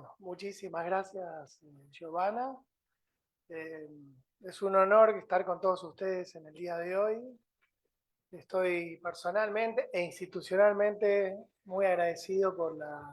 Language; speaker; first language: Spanish; native; Spanish